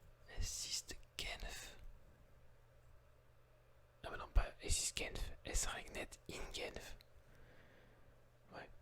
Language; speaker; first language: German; non-native, learner; French